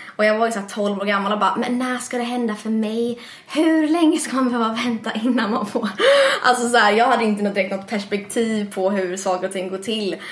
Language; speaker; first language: Swedish; early bilingual, other home language; English